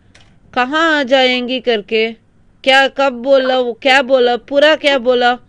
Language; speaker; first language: Hindi; non-native, local second language; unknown